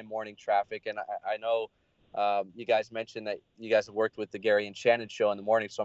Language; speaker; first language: English; native; English